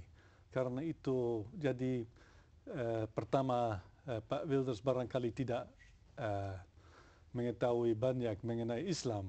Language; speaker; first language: Indonesian; non-native, fluent; Dutch